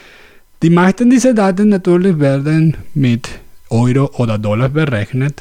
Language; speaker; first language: German; non-native, learner; Spanish